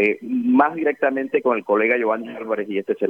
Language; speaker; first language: Spanish; native; Spanish